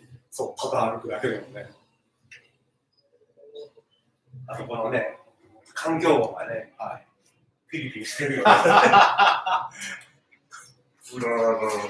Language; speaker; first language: Japanese; native; Japanese